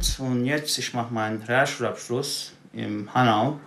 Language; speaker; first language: German; non-native, learner; Turkish